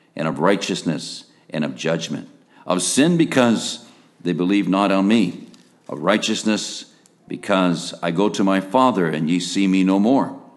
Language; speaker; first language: English; native; English